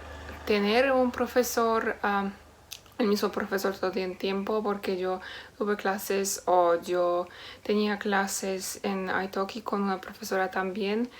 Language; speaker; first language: Spanish; non-native, learner; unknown